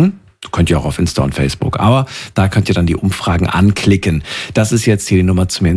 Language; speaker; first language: German; native; German